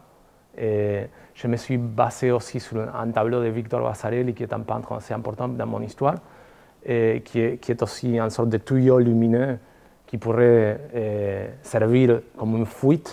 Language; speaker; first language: French; non-native, fluent; Spanish